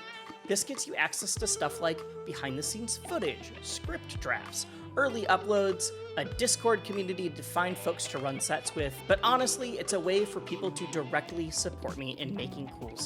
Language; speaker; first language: English; native; English